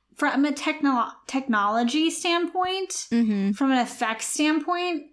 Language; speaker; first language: English; native; English